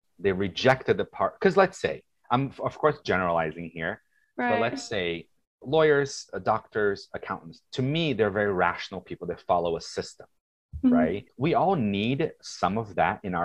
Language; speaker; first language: English; non-native, fluent; Portuguese